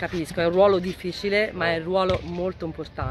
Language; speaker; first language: Italian; native; Italian